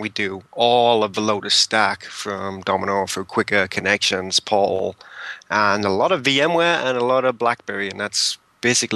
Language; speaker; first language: English; native; English